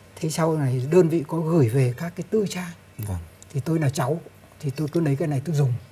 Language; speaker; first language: Vietnamese; native; Vietnamese